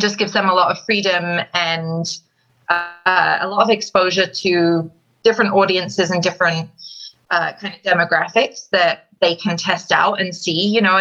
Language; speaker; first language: English; native; English